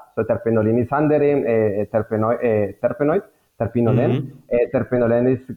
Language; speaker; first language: German; non-native, fluent; Spanish